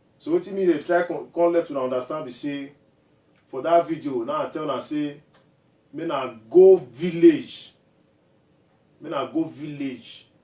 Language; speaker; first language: Nigerian Pidgin; non-native, local second language; Bini